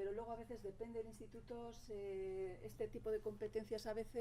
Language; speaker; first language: Spanish; native; Spanish